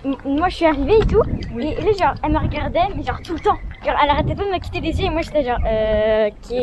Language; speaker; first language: French; native; French